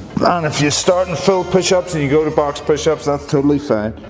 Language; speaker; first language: English; native; English